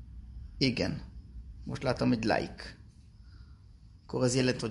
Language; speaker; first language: Hungarian; non-native, learner; Hebrew